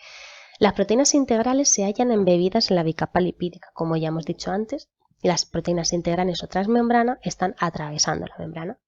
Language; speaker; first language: Spanish; native; Spanish